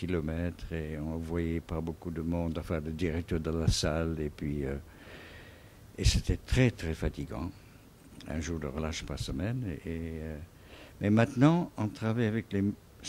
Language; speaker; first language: French; non-native, fluent; English